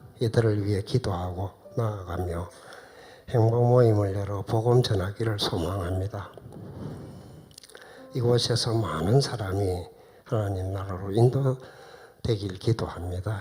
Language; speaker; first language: Korean; native; Korean